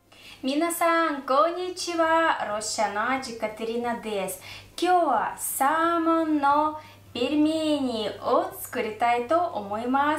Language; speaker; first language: Japanese; non-native, learner; Russian